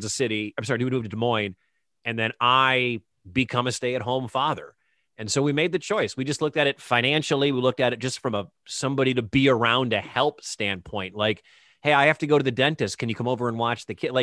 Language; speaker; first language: English; native; English